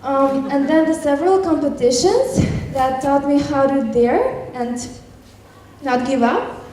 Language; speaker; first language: English; non-native, fluent; Albanian